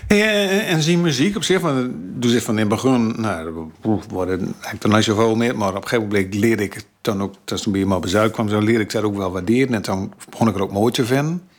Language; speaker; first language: Dutch; native; Dutch